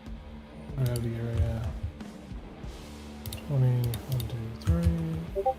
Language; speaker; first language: English; native; English